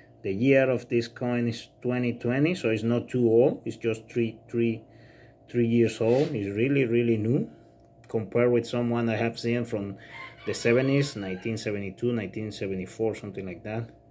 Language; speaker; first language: English; non-native, fluent; Spanish